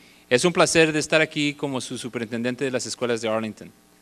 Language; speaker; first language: Spanish; early bilingual, other home language; English